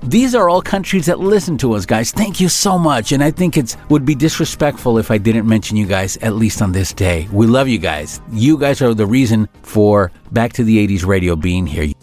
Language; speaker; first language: English; early bilingual, other home language; Spanish